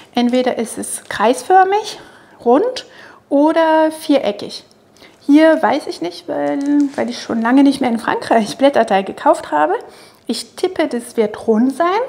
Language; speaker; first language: German; non-native, fluent; French